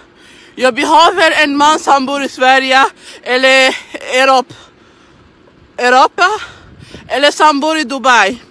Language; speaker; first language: Swedish; non-native, learner; Swahili